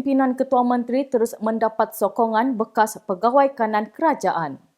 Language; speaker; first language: Malay; native; Malay